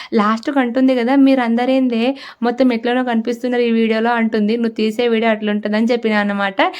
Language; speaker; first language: Telugu; non-native, local second language; Lambadi